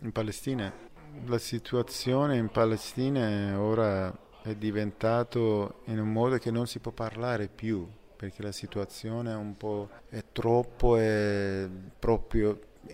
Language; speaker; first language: Italian; non-native, fluent; Persian